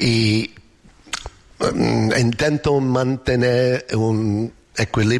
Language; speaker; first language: Spanish; non-native, fluent; English